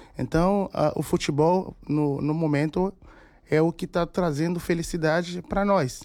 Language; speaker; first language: Portuguese; non-native, fluent; Haitian Creole